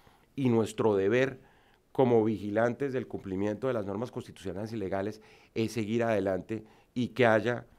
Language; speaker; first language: Spanish; native; Spanish